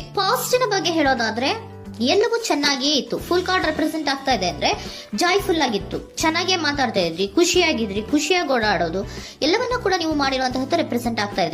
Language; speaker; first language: Kannada; native; Kannada